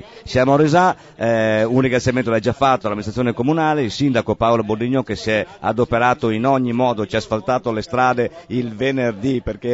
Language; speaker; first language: Italian; native; Italian